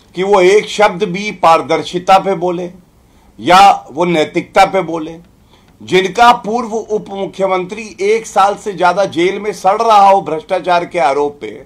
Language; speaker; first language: Hindi; native; Hindi